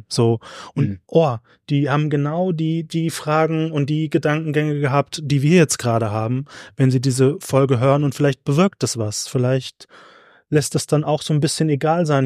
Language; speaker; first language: German; native; German